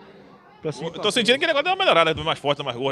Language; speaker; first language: Portuguese; native; Portuguese